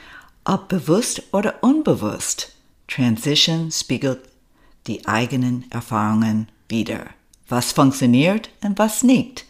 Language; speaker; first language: German; non-native, fluent; English